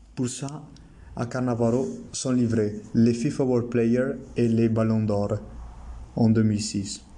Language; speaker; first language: French; non-native, learner; Italian